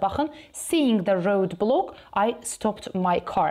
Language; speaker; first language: English; non-native, fluent; Azerbaijani